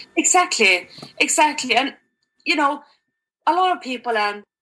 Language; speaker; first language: English; non-native, fluent; Swedish